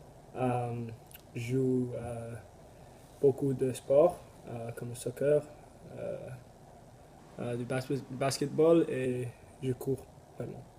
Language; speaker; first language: French; non-native, learner; English